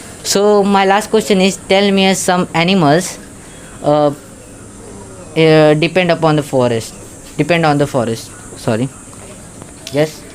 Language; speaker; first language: English; non-native, learner; Marathi